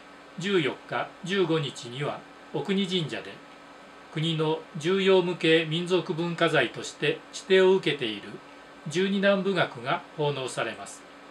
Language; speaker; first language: Japanese; native; Japanese